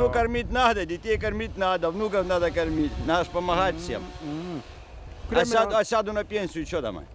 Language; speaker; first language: Russian; native; Russian